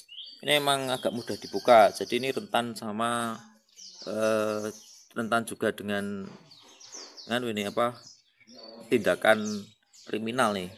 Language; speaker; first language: Indonesian; native; Indonesian